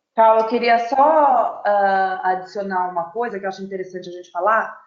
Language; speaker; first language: Portuguese; native; Portuguese